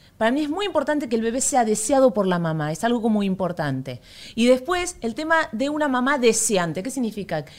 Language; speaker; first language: Spanish; native; Spanish